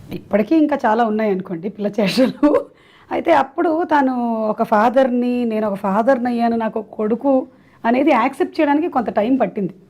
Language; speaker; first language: Telugu; non-native, local second language; Malayalam